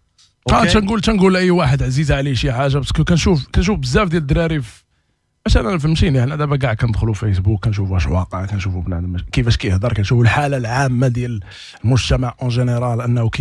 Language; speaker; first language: Arabic; native; Arabic